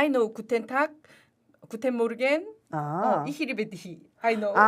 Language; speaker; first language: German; non-native, learner; Korean